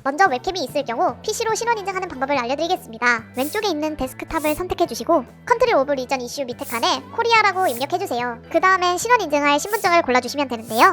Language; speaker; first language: Korean; native; Korean